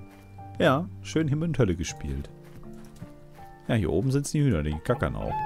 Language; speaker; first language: German; native; German